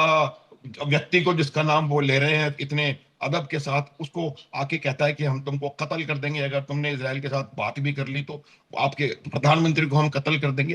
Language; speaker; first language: Hindi; native; Hindi